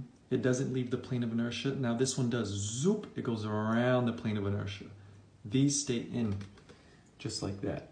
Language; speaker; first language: English; native; English